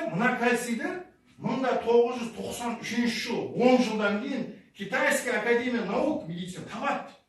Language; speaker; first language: Russian; non-native, local second language; Kazakh